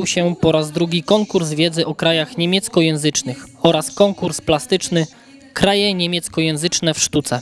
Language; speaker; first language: Polish; native; Polish